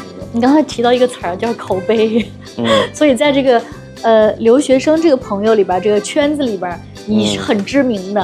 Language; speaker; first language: Chinese; native; Chinese